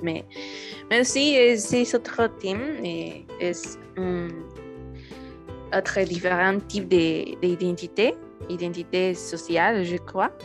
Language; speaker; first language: French; non-native, learner; Spanish